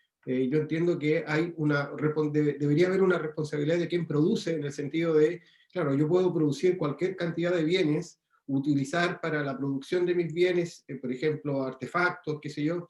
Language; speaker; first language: Spanish; native; Spanish